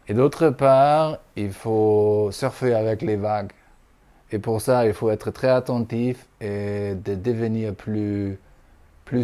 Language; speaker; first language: French; non-native, fluent; German